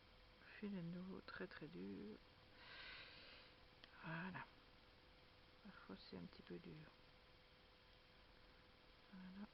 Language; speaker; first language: French; native; French